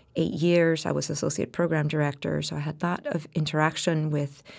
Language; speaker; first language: English; non-native, fluent; Spanish